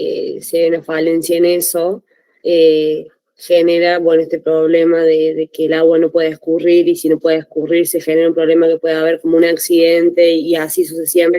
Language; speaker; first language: Spanish; native; Spanish